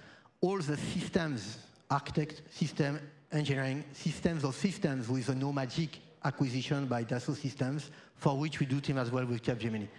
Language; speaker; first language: English; non-native, fluent; French